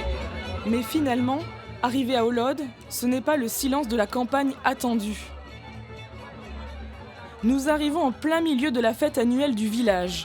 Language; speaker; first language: French; native; French